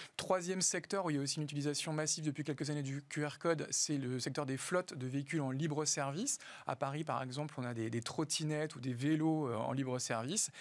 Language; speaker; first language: French; native; French